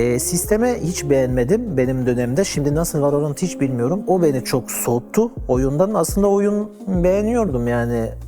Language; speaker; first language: Turkish; early bilingual, heritage; Turkish